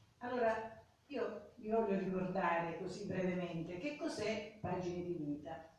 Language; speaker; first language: Italian; native; Italian